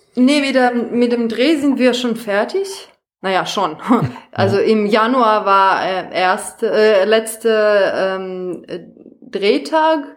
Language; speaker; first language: German; non-native, fluent; Serbian